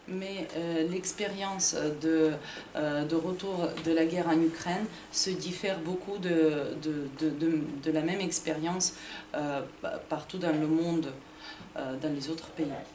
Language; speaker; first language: French; non-native, fluent; Ukrainian